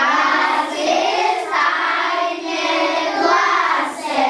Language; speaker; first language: German; non-native, learner; Mongolian